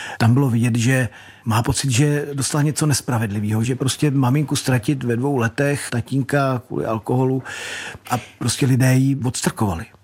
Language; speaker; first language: Czech; native; Czech